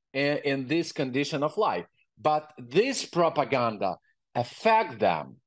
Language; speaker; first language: English; non-native, learner; Ukrainian